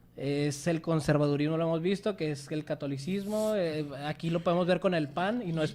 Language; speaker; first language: Spanish; native; Spanish